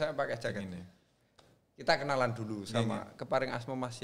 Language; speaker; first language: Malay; non-native, local second language; Javanese